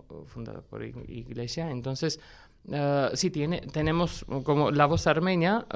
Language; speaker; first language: Spanish; non-native, fluent; Armenian